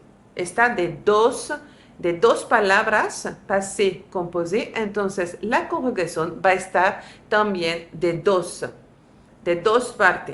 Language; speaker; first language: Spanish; non-native, learner; French